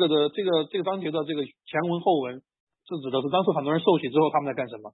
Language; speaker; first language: Chinese; native; Chinese